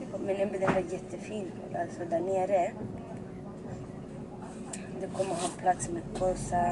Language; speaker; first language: Swedish; non-native, local second language; Spanish